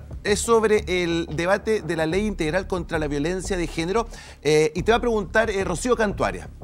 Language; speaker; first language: Spanish; native; Spanish